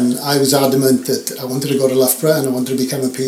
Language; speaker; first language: English; native; English